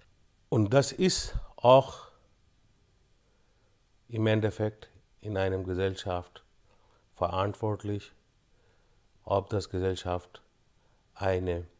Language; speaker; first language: German; non-native, fluent; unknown